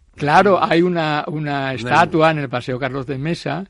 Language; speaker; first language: Spanish; native; Spanish